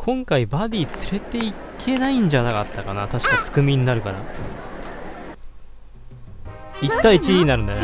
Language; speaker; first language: Japanese; native; Japanese